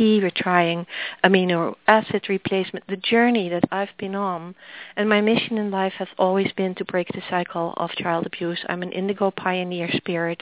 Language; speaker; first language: English; non-native, fluent; Dutch